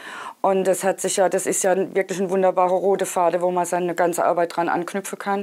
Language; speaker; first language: German; native; German